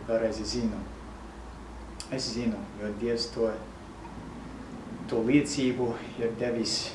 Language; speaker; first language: Latvian; non-native, fluent; English